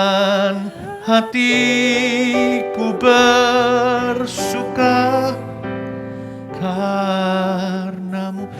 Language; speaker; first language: Indonesian; native; Indonesian